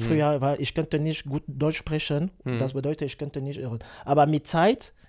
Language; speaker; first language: German; non-native, learner; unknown